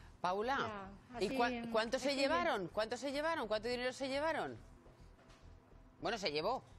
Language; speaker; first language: Spanish; native; Spanish